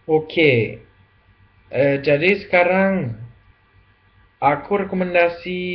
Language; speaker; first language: Indonesian; non-native, learner; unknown